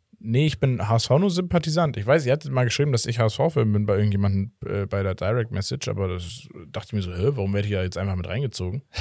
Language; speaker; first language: German; early bilingual, other home language; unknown